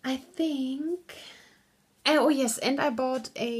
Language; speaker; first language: English; non-native, fluent; German